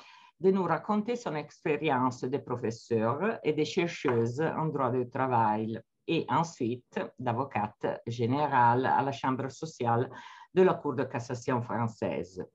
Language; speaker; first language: French; non-native, fluent; Italian